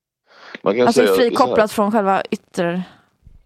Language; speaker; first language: Swedish; native; Swedish